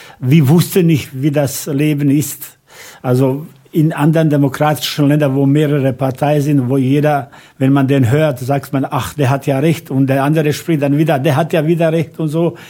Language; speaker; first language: German; non-native, fluent; Bosnian